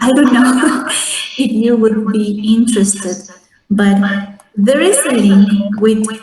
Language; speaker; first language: English; non-native, fluent; Spanish